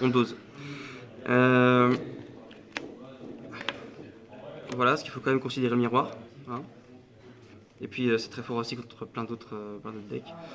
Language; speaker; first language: French; native; French